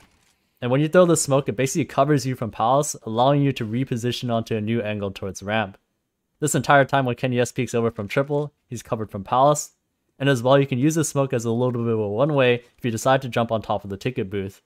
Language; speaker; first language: English; native; English